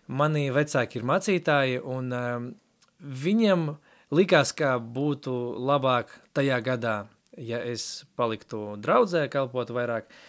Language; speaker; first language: Latvian; non-native, local second language; Russian